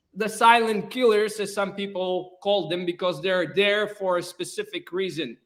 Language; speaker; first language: English; non-native, fluent; Bulgarian